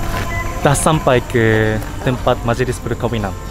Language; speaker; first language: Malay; non-native, learner; Japanese